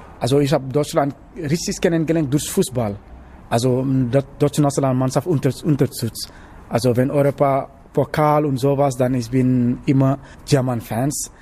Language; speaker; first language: German; non-native, learner; Wolof